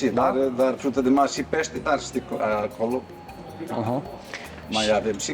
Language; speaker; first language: Romanian; non-native, learner; Portuguese